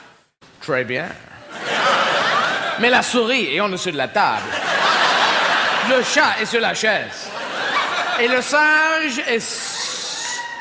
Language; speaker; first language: French; non-native, learner; English